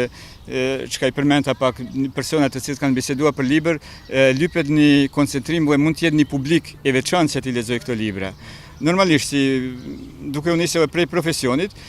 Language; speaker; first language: Albanian; native; Albanian